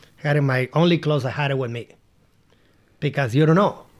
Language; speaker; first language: English; non-native, learner; Spanish